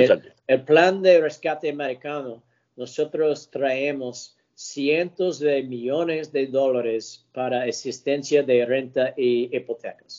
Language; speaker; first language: Spanish; early bilingual, heritage; English